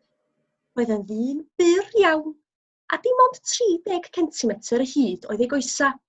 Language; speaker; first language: Welsh; native; Welsh